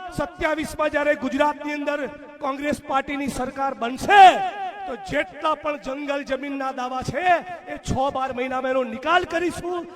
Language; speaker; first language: Gujarati; native; Gujarati